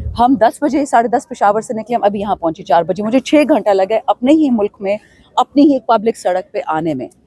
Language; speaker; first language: Urdu; non-native, local second language; Pashto